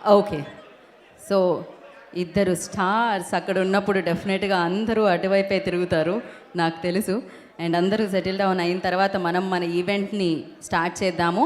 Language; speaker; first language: Telugu; native; Telugu